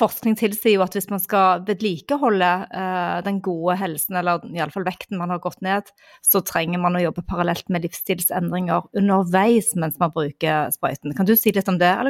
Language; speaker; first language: Norwegian; native; Norwegian